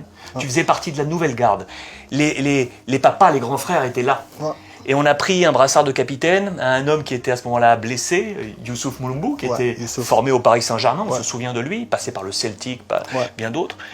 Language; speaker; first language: French; native; French